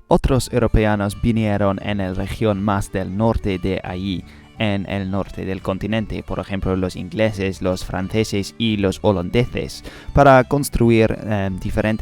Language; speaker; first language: Spanish; non-native, learner; English